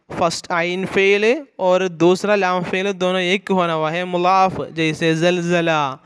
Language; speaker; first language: Urdu; non-native, fluent; Malayalam